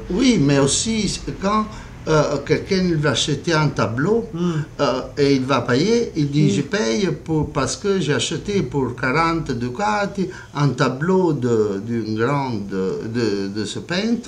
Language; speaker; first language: French; non-native, fluent; Italian